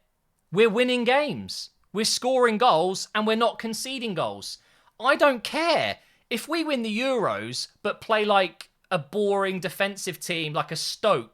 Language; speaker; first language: English; native; English